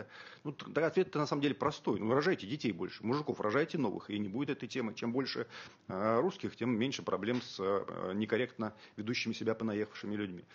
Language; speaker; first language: Russian; native; Russian